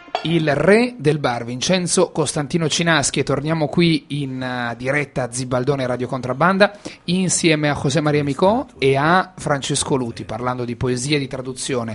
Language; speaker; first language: Italian; native; Italian